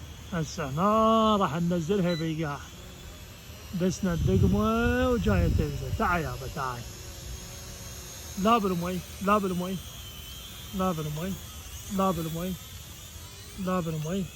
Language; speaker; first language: Arabic; native; Arabic